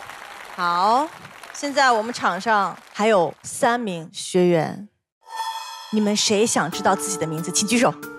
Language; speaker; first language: Chinese; native; Chinese